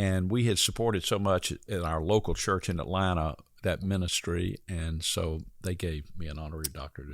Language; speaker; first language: English; native; English